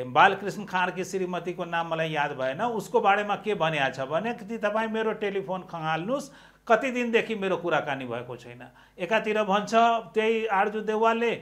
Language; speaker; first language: Nepali; non-native, local second language; Maithili